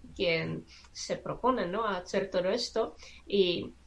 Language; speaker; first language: Spanish; non-native, fluent; Czech